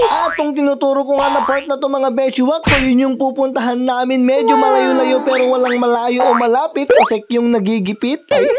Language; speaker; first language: Filipino; non-native, local second language; Iloko